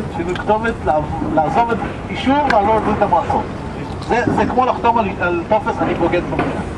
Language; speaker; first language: Hebrew; early bilingual, other home language; Russian